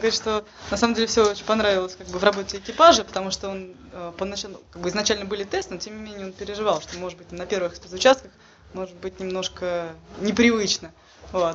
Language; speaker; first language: Russian; native; Russian